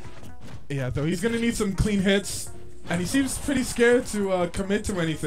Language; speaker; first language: English; native; English